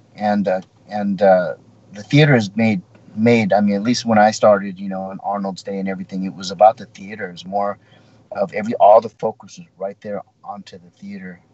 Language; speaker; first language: English; native; English